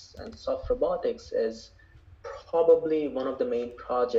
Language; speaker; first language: English; non-native, local second language; Bangla